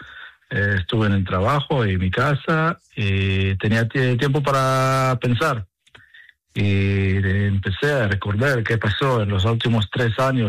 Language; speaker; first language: Spanish; early bilingual, heritage; Spanish